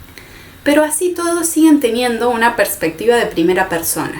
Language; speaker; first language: Spanish; native; Spanish